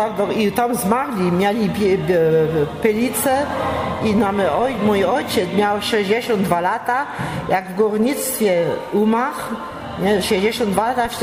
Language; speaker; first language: Polish; early bilingual, heritage; Polish